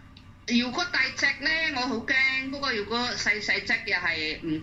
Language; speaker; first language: Cantonese; non-native, fluent; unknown